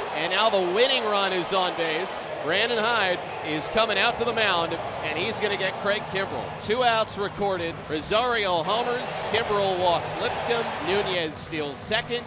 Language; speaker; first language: English; native; English